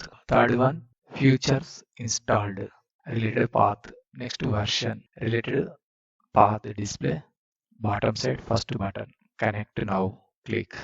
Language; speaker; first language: English; non-native, learner; Telugu